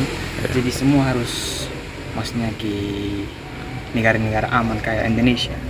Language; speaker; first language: Indonesian; non-native, learner; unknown